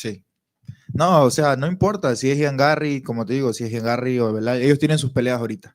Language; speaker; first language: Spanish; native; Spanish